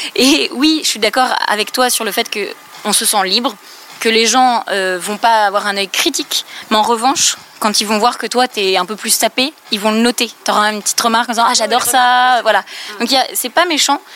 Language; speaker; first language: French; native; French